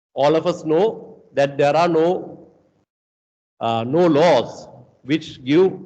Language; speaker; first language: English; non-native, local second language; Sinhala